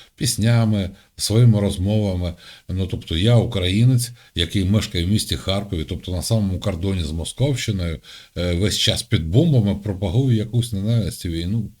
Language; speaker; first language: Ukrainian; native; Ukrainian